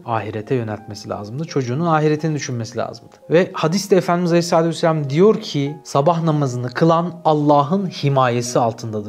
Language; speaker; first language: Turkish; native; Turkish